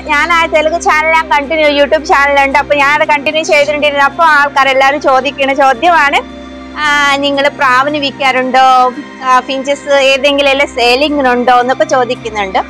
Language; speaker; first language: Malayalam; non-native, local second language; Telugu